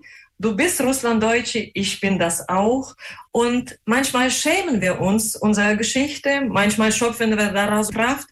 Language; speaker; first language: German; non-native, fluent; Russian